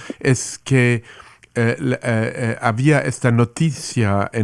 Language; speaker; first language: Spanish; non-native, learner; English